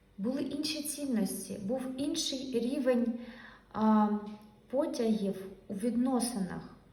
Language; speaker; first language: Ukrainian; non-native, local second language; Russian